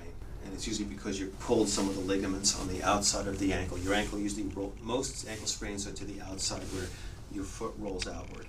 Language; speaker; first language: English; native; English